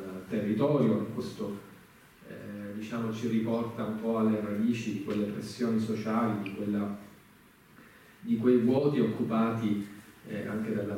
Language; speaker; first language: Italian; native; Italian